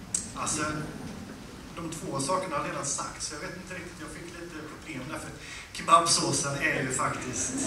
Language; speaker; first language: Swedish; native; Swedish